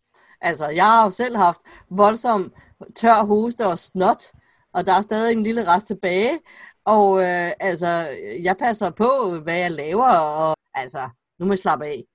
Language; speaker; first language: Danish; native; Danish